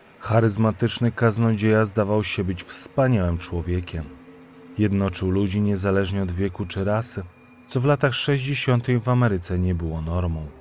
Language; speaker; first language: Polish; native; Polish